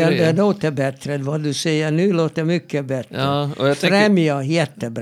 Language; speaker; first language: Swedish; non-native, fluent; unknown